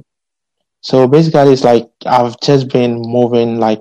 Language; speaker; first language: English; non-native, local second language; Akan